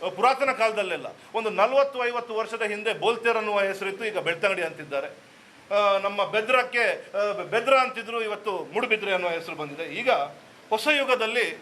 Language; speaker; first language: Kannada; non-native, local second language; Tulu